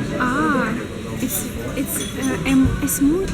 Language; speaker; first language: Spanish; non-native, learner; Russian